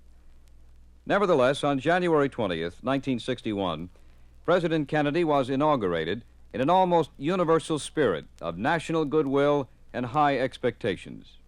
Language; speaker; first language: English; native; English